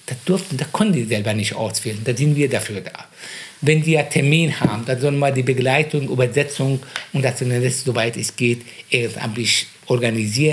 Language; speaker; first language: German; non-native, fluent; Persian